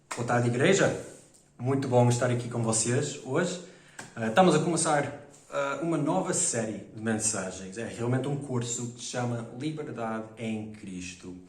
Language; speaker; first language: Portuguese; non-native, fluent; English